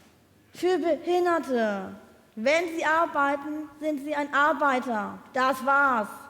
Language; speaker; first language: German; non-native, learner; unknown